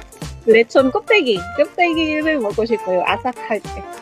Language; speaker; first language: Korean; non-native, fluent; Filipino